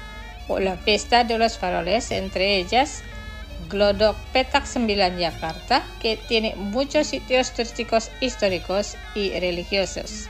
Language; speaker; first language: Spanish; non-native, fluent; Indonesian